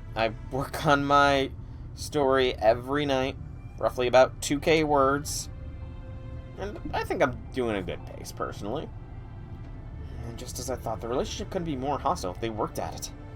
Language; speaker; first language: English; native; English